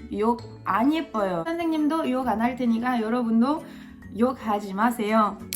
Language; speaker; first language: Korean; non-native, fluent; French